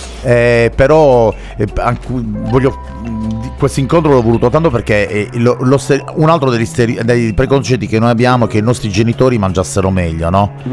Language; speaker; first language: Italian; native; Italian